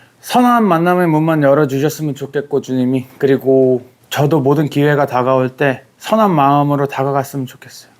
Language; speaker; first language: Korean; early bilingual, heritage; Korean